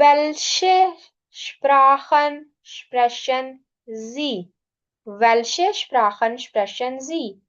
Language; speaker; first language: German; non-native, learner; Urdu